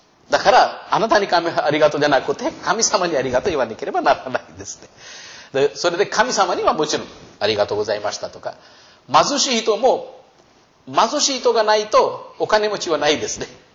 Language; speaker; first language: Japanese; non-native, fluent; Hindi